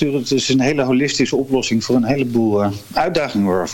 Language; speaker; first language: Dutch; native; Dutch